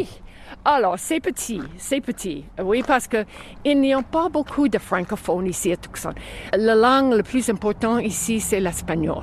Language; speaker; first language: French; non-native, fluent; English